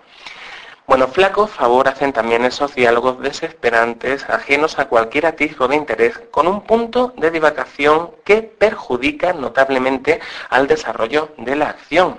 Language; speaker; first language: Spanish; native; Spanish